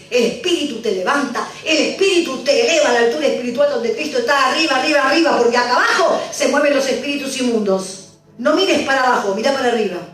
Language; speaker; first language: Spanish; native; Spanish